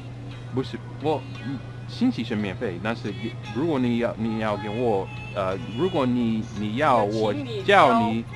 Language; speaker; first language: Chinese; non-native, fluent; English